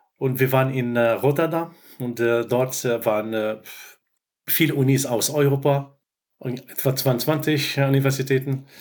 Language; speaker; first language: German; non-native, fluent; Arabic